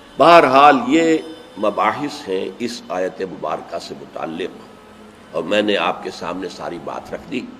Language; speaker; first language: Urdu; native; Urdu